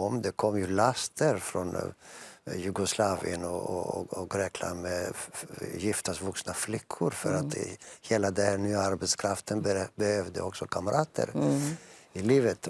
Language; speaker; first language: Swedish; non-native, fluent; Greek